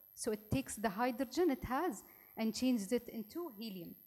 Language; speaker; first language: English; non-native, local second language; Arabic